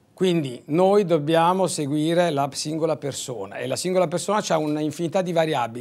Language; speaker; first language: Italian; native; Italian